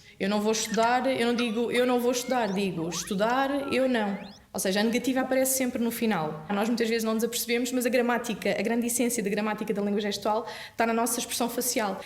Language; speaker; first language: Portuguese; non-native, local second language; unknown